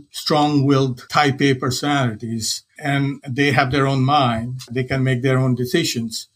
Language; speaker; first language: English; non-native, local second language; Hindi